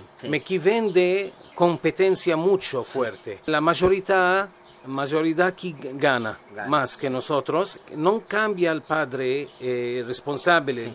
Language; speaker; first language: Spanish; non-native, learner; Arabic